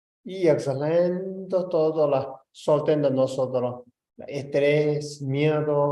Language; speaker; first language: Spanish; non-native, learner; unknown